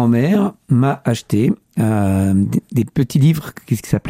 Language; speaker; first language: French; native; French